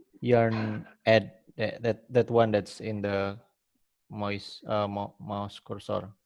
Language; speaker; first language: English; non-native, fluent; Indonesian